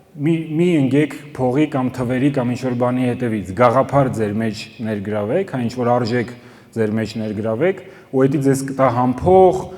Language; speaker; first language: Armenian; early bilingual, heritage; Armenian